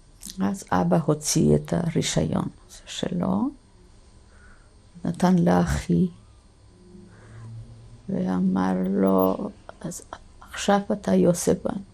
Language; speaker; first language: Hebrew; non-native, fluent; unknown